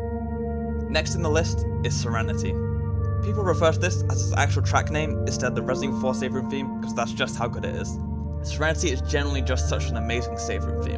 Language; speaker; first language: English; native; English